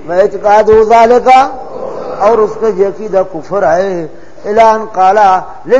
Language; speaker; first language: Urdu; non-native, local second language; Saraiki